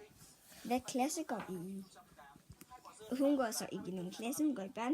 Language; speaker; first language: Danish; early bilingual, other home language; Vietnamese